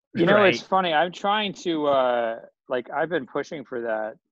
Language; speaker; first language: English; native; English